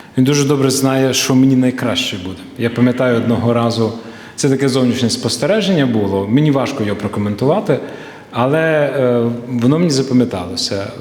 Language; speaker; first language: Ukrainian; native; Ukrainian